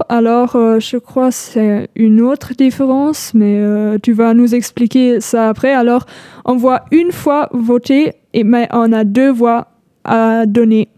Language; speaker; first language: French; non-native, fluent; German